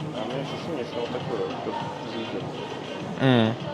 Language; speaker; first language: Russian; native; Russian